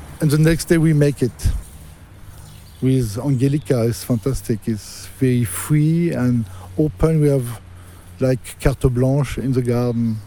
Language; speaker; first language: English; non-native, learner; French